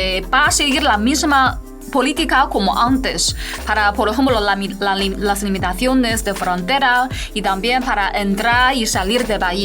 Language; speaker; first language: Spanish; non-native, fluent; Chinese